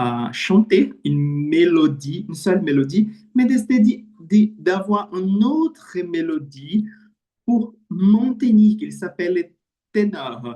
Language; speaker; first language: French; non-native, learner; Portuguese